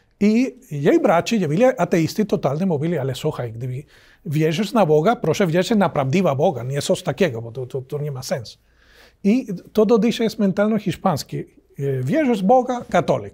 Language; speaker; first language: Polish; non-native, learner; Spanish